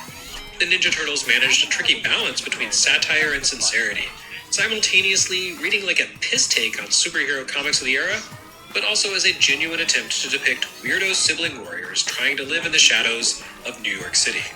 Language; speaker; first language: English; native; English